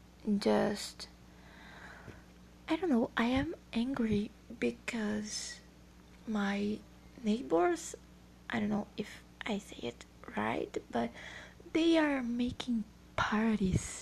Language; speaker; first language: English; non-native, learner; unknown